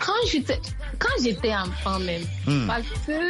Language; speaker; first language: French; non-native, learner; Akan